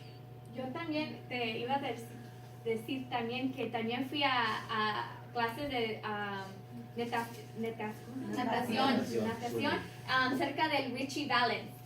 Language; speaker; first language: Spanish; early bilingual, heritage; Spanish